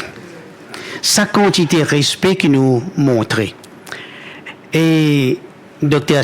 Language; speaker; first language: French; non-native, local second language; Morisyen